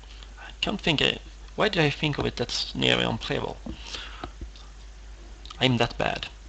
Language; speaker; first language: English; non-native, fluent; Swedish